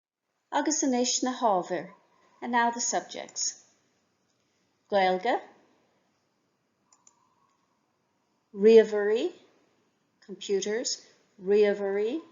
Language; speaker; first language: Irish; non-native, local second language; English